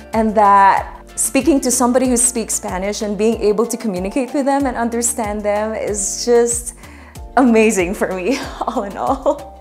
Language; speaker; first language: English; non-native, local second language; Chavacano